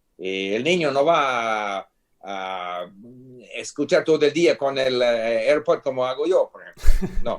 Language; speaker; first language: Spanish; non-native, fluent; English